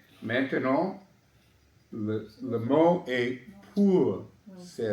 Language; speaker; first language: French; non-native, learner; English